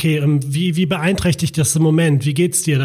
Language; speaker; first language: German; native; German